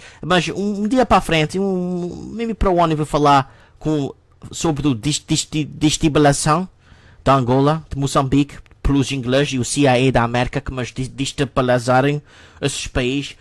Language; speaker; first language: Portuguese; non-native, learner; English